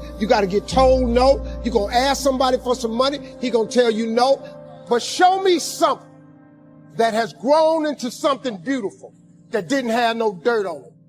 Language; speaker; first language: English; native; English